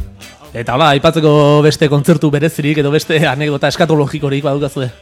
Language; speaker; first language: Basque; native; Basque